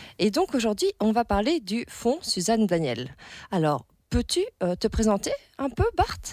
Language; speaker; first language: French; native; French